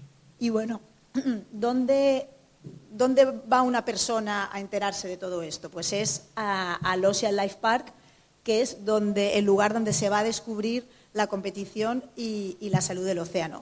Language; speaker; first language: Spanish; native; Spanish